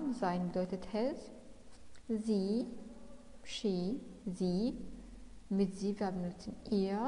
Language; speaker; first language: German; non-native, fluent; Arabic